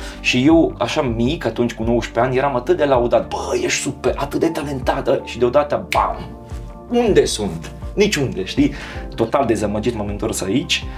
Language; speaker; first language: Romanian; non-native, fluent; Serbian